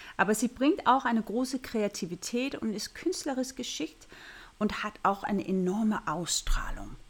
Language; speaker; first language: German; non-native, fluent; Danish